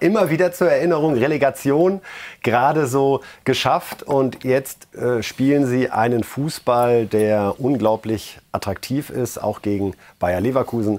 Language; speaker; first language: German; native; German